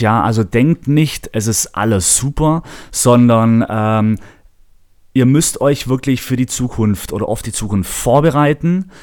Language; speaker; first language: German; native; German